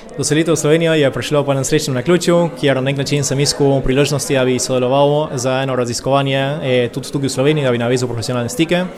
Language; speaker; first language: Slovenian; early bilingual, heritage; Slovenian